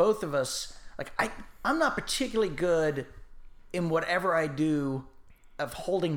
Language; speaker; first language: English; native; English